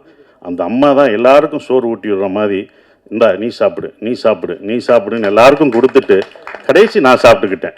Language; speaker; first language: Tamil; native; Tamil